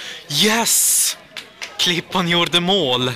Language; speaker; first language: Swedish; early bilingual, other home language; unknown